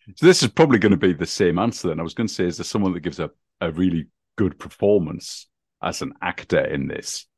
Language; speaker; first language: English; native; English